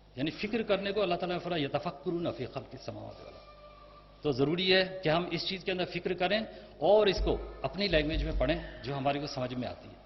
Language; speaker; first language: Urdu; native; Urdu